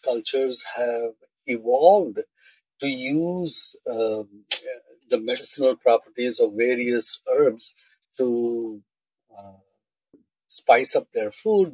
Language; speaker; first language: English; non-native, local second language; Tamil